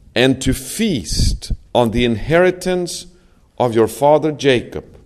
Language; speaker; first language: English; non-native, fluent; Swedish